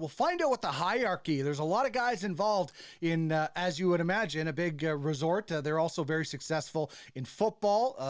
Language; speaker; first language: English; native; English